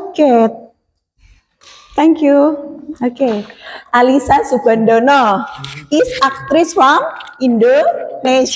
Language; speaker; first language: English; non-native, learner; Indonesian